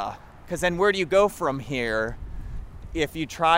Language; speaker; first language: English; native; English